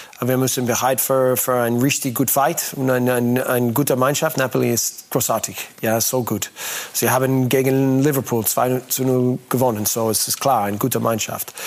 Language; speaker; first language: German; non-native, learner; English